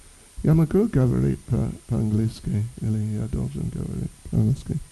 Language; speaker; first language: Russian; non-native, learner; English